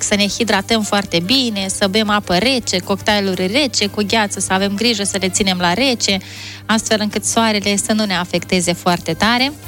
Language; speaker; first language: Romanian; native; Romanian